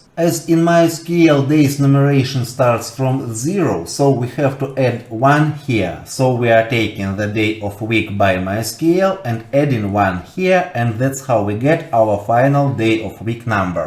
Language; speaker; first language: English; non-native, fluent; Russian